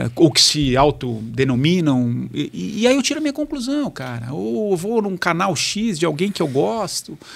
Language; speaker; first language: Portuguese; native; Portuguese